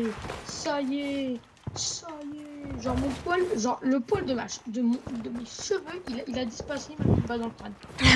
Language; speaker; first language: French; native; French